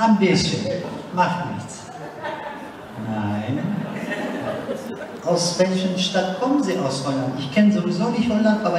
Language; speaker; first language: German; non-native, learner; Turkish